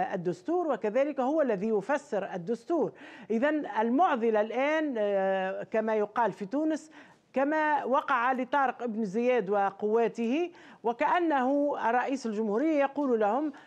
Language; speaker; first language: Arabic; native; Arabic